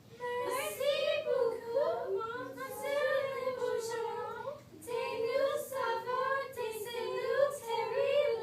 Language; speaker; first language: French; non-native, learner; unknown